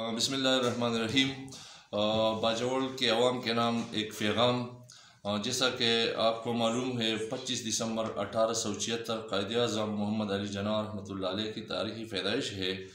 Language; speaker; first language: Urdu; non-native, local second language; Pashto